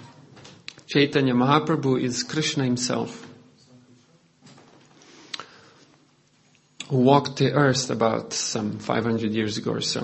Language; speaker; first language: English; non-native, fluent; Croatian